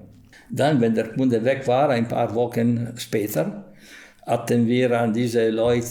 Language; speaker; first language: German; non-native, fluent; Italian